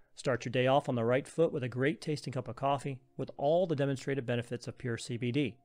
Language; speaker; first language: English; native; English